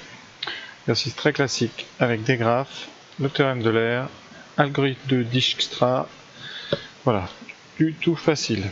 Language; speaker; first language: French; native; French